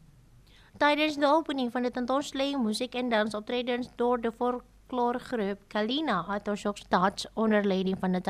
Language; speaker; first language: Dutch; non-native, fluent; Indonesian